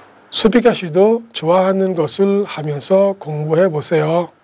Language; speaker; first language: Korean; non-native, fluent; Bangla